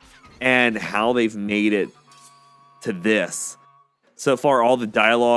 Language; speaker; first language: English; native; English